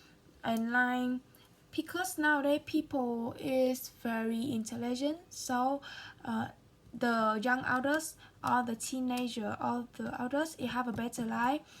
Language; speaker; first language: English; non-native, learner; Vietnamese